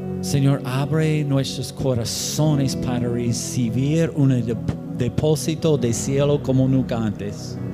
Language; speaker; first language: Spanish; non-native, learner; English